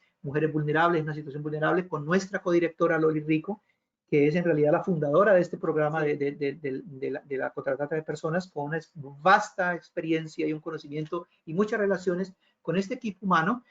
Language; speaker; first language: Spanish; native; Spanish